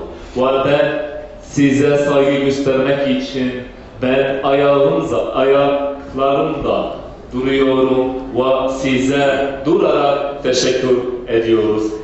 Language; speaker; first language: Turkish; non-native, fluent; Arabic